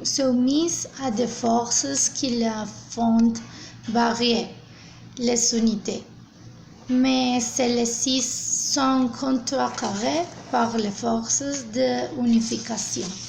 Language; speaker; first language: French; non-native, learner; Spanish